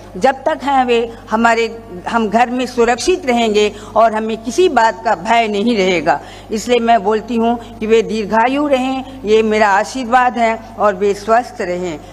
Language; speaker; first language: Hindi; non-native, local second language; Tamil